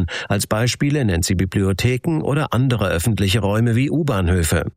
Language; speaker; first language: German; native; German